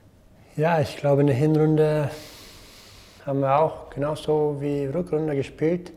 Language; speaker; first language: German; non-native, fluent; English